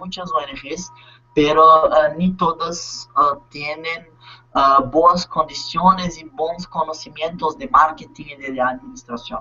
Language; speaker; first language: Spanish; non-native, learner; Portuguese